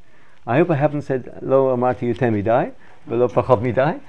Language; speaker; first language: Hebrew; non-native, learner; English